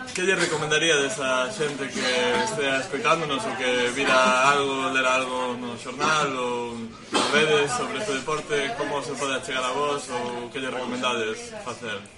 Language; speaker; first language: Galician; native; Galician